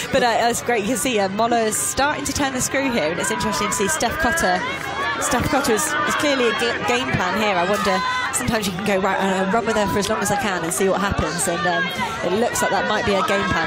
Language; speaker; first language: English; native; English